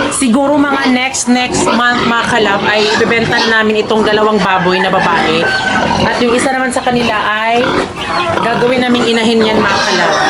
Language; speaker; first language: Filipino; non-native, local second language; Cebuano